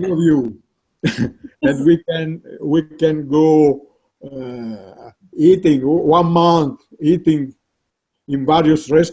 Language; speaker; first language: English; non-native, learner; Italian